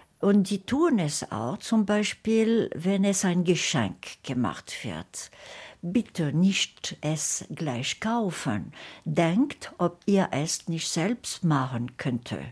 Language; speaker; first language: German; non-native, fluent; French